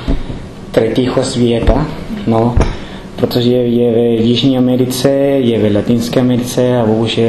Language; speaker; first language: Czech; non-native, learner; Spanish